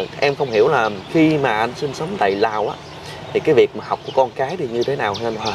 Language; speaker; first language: Vietnamese; native; Vietnamese